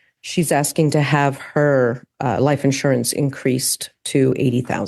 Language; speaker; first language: English; native; English